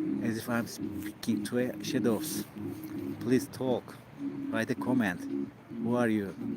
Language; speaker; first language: English; non-native, learner; Turkish